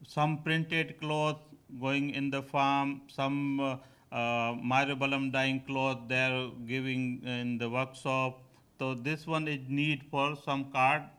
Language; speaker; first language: English; non-native, local second language; Kachhi